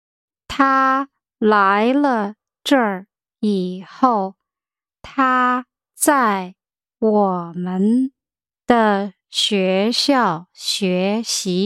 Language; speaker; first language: Chinese; non-native, learner; English